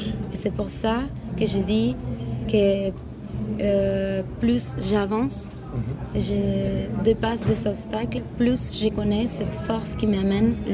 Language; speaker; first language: French; non-native, fluent; Spanish